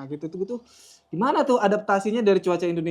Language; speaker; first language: Indonesian; native; Indonesian